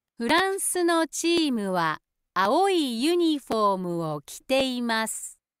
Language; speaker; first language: Japanese; native; Japanese